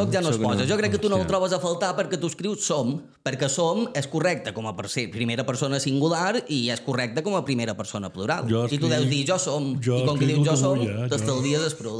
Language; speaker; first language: Catalan; native; Catalan